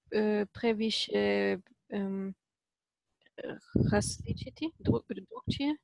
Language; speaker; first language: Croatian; non-native, learner; Polish